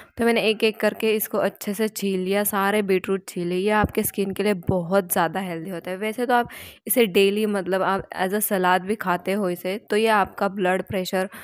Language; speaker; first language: Hindi; non-native, local second language; Marathi